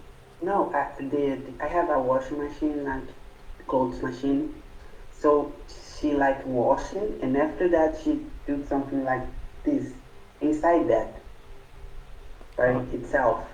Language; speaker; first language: English; non-native, fluent; Portuguese